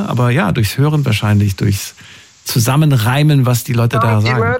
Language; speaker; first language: German; native; German